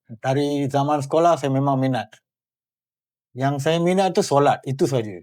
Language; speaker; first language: Malay; non-native, local second language; Tamil